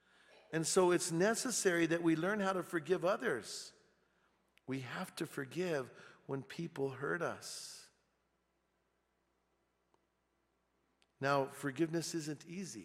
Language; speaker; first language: English; native; English